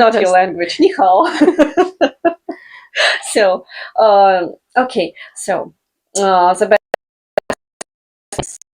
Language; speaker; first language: English; non-native, fluent; Russian